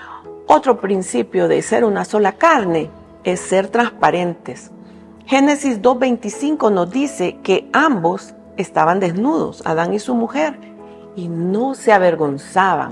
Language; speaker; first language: Spanish; native; Spanish